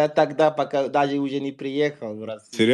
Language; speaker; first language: Russian; non-native, fluent; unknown